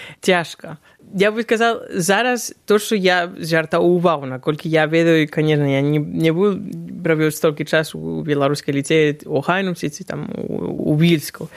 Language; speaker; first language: Belarusian; non-native, fluent; German